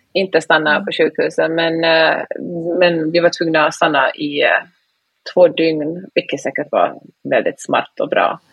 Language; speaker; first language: Swedish; native; Swedish